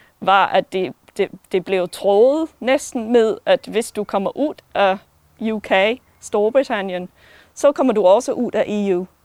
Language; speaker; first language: Danish; non-native, fluent; English